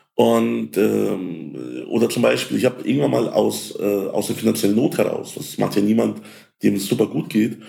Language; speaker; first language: German; early bilingual, other home language; Ukrainian